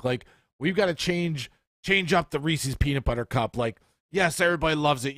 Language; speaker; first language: English; native; English